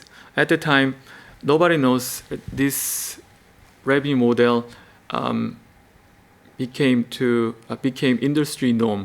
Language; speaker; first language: English; non-native, learner; Korean